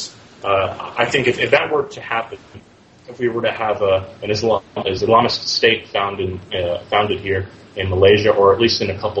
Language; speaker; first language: English; native; English